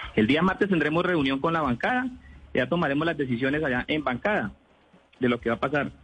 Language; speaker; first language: Spanish; native; Spanish